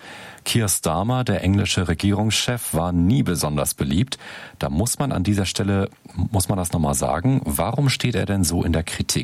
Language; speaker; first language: German; native; German